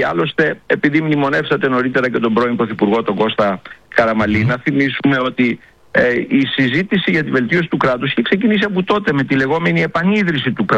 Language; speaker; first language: Greek; native; Greek